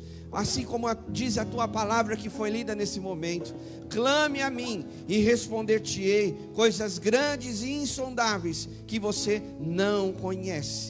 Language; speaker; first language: Portuguese; native; Portuguese